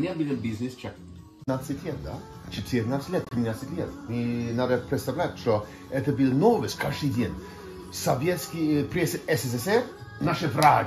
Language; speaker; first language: Russian; non-native, local second language; Lithuanian